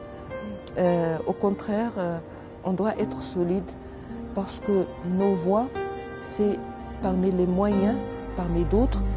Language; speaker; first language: French; non-native, local second language; Arabic